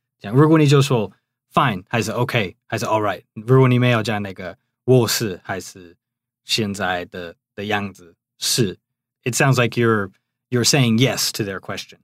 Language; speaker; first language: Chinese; non-native, fluent; English